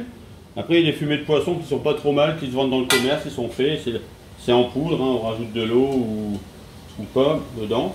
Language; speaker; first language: French; native; French